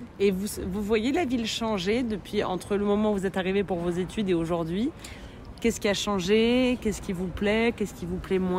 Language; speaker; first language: French; native; French